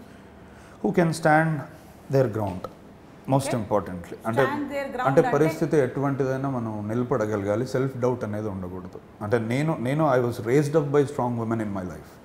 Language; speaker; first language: Telugu; native; Telugu